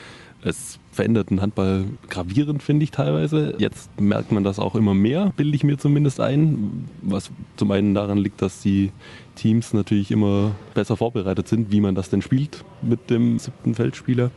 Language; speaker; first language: German; native; German